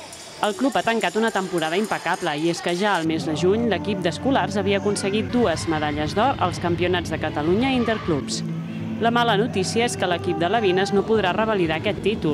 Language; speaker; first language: Catalan; native; Catalan